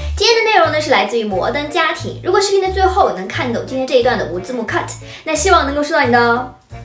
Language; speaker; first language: Chinese; native; Chinese